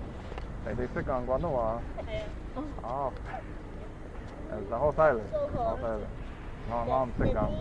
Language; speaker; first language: Cantonese; non-native, learner; English